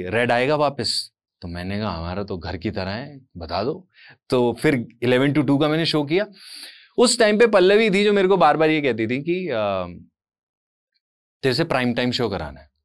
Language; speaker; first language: Hindi; native; Hindi